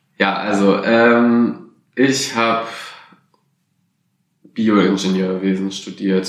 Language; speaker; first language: German; native; German